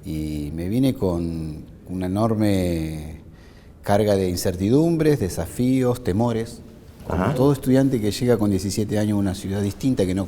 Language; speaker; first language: Spanish; native; Spanish